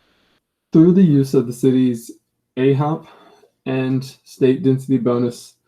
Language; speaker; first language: English; native; English